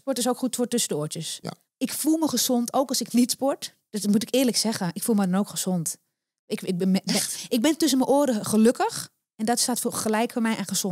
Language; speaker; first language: Dutch; native; Dutch